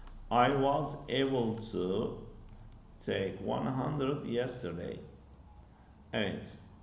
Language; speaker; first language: English; non-native, fluent; Turkish